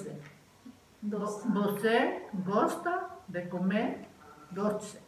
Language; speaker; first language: Portuguese; non-native, learner; Spanish